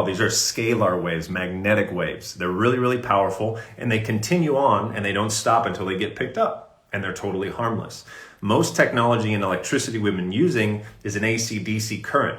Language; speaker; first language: English; native; English